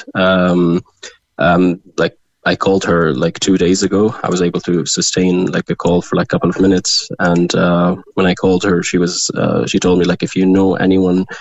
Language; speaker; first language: English; non-native, fluent; Arabic